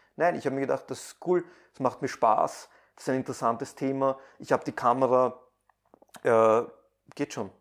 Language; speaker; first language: German; early bilingual, other home language; Persian